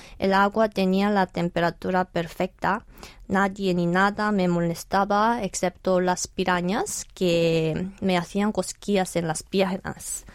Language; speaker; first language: Spanish; non-native, fluent; Korean